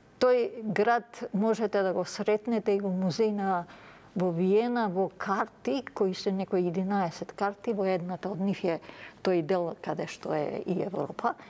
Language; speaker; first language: Macedonian; early bilingual, other home language; Serbian